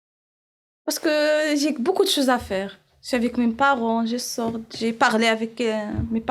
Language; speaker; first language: French; non-native, learner; Arabic